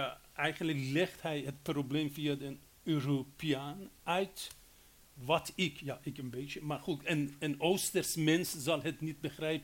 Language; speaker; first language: Dutch; non-native, fluent; Persian